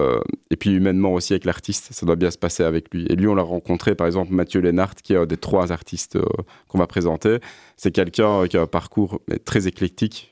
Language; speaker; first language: French; native; French